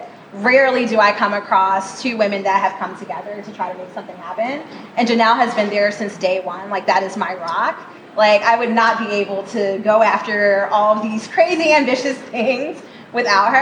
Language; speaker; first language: English; native; English